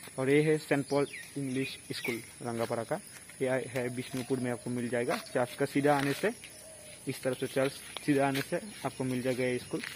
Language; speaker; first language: Hindi; non-native, local second language; Bangla